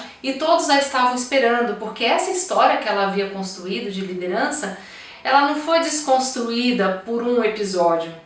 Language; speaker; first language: Portuguese; native; Portuguese